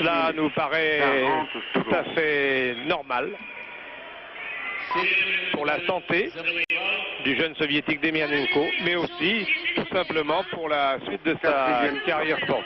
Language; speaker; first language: French; native; French